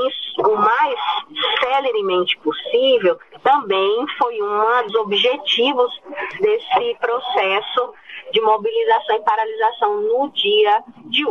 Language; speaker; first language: Portuguese; native; Portuguese